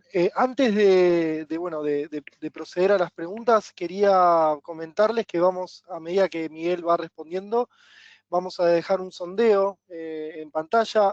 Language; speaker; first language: Spanish; native; Spanish